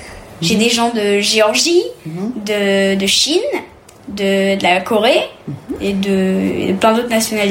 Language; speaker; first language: French; early bilingual, heritage; French